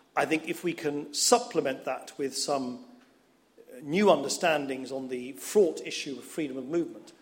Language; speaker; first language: English; early bilingual, other home language; Dutch